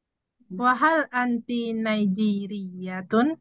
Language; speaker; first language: Arabic; non-native, learner; Indonesian